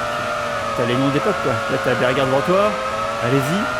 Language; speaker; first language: French; native; French